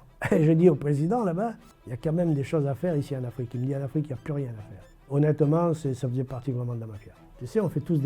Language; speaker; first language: French; native; French